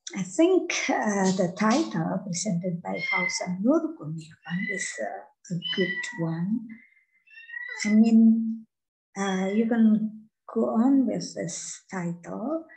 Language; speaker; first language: English; non-native, fluent; Indonesian